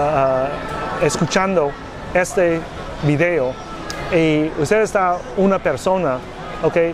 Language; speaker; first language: Spanish; non-native, learner; English